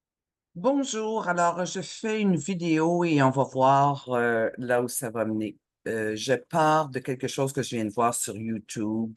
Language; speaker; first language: French; native; French